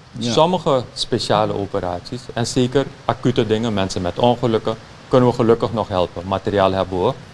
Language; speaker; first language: Dutch; native; Dutch